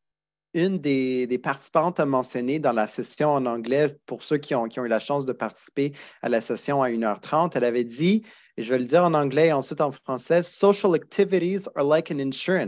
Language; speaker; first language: French; native; French